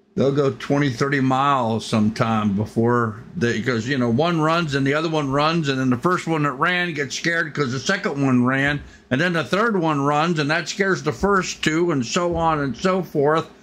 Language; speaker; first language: English; native; English